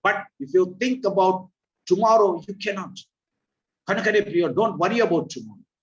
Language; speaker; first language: English; non-native, local second language; Telugu